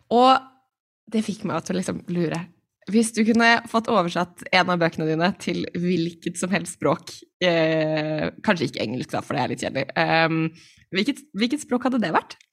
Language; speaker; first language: Norwegian; native; Norwegian